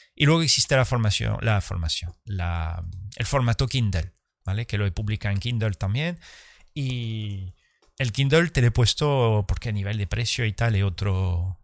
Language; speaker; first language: Spanish; early bilingual, heritage; Spanish